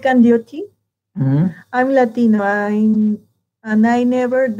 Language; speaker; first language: English; non-native, learner; Spanish